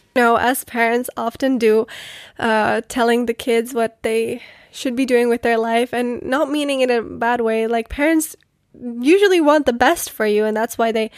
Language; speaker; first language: English; non-native, fluent; Czech